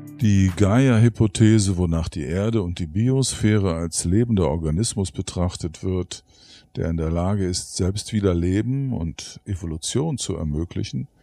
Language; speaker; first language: German; native; German